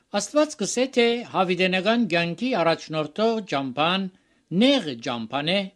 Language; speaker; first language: Armenian; native; Armenian